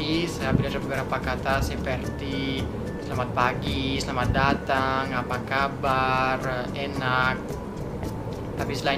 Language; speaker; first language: Indonesian; non-native, fluent; French